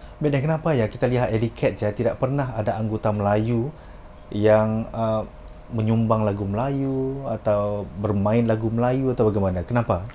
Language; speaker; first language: Malay; native; Malay